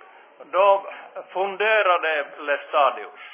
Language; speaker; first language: Swedish; non-native, fluent; Finnish